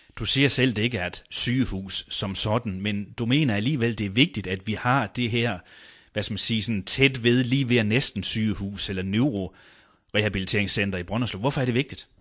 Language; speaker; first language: Danish; native; Danish